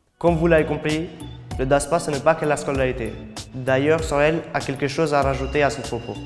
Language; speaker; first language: French; non-native, fluent; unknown